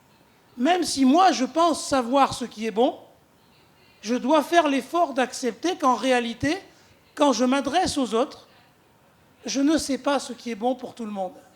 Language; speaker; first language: French; native; French